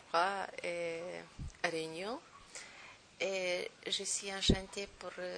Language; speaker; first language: French; non-native, learner; Romanian